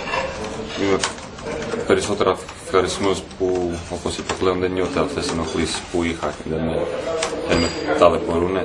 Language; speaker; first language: Greek; non-native, fluent; Croatian